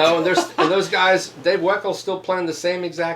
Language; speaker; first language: English; native; English